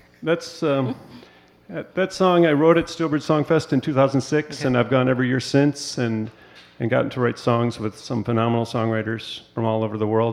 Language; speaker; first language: English; native; English